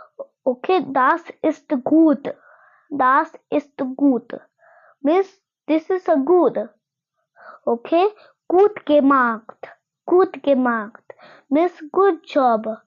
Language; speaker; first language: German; non-native, learner; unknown